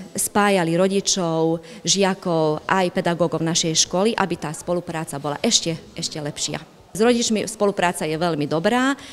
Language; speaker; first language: Slovak; non-native, local second language; Hungarian